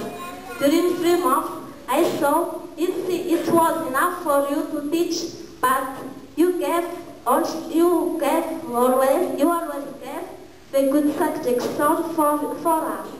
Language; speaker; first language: English; non-native, learner; Malagasy